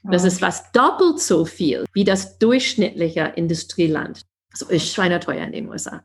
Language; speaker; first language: German; non-native, fluent; English